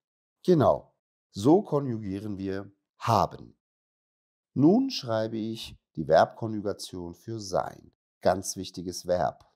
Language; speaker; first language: German; non-native, fluent; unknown